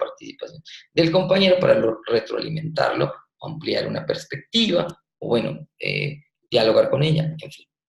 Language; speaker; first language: Spanish; native; Spanish